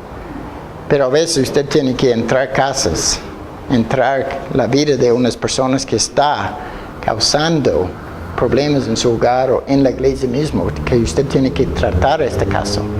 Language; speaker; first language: Spanish; non-native, fluent; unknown